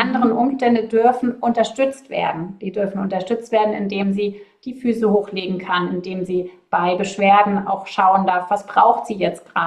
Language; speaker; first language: German; native; German